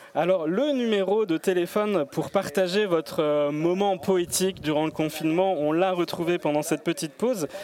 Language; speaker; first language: French; native; French